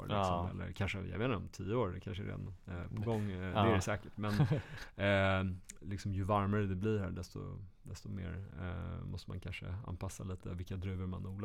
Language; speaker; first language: Swedish; native; Swedish